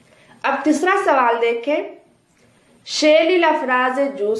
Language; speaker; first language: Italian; non-native, fluent; Urdu